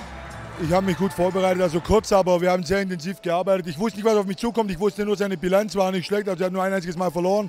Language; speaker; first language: German; native; German